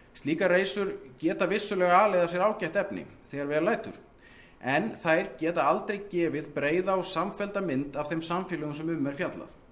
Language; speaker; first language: Icelandic; native; Icelandic